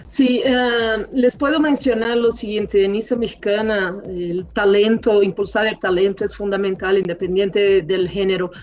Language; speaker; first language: Spanish; non-native, fluent; Portuguese